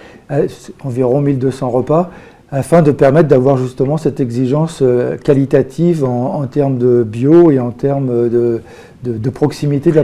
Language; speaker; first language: French; native; French